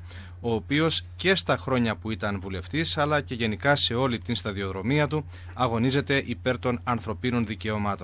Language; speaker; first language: Greek; native; Greek